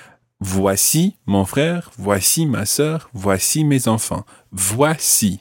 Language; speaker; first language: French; non-native, fluent; English